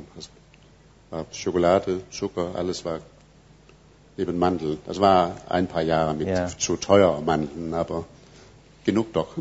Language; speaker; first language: German; non-native, fluent; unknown